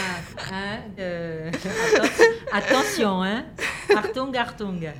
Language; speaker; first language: German; non-native, learner; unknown